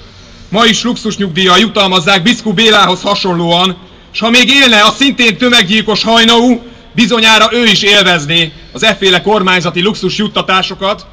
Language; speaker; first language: Hungarian; native; Hungarian